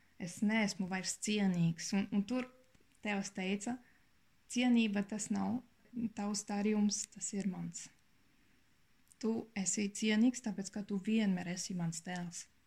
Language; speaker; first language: Latvian; non-native, learner; German